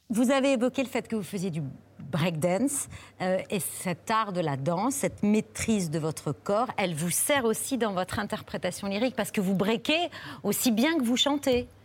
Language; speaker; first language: French; native; French